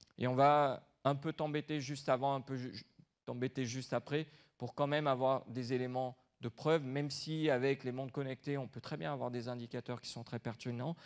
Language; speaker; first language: French; native; French